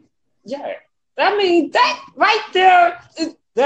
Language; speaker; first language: English; native; English